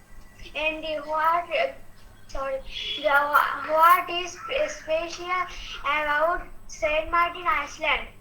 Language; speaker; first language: English; non-native, learner; Bangla